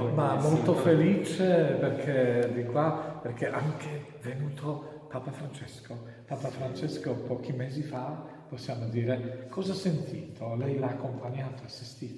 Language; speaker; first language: Italian; non-native, learner; Polish